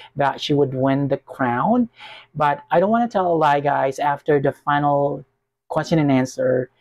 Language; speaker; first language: English; non-native, local second language; Hiligaynon